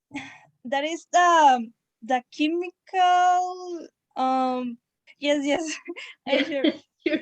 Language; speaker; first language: English; non-native, learner; Spanish